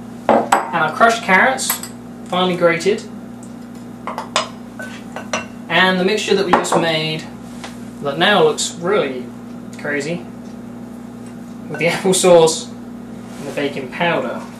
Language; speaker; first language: English; native; English